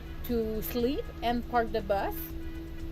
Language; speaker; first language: English; non-native, learner; French